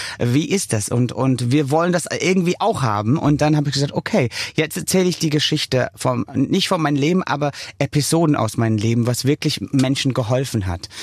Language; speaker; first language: German; non-native, fluent; English